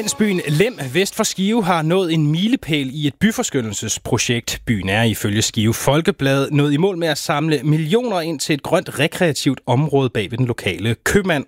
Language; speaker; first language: Danish; native; Danish